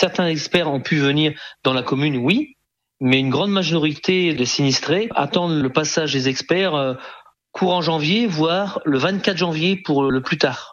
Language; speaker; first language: French; native; French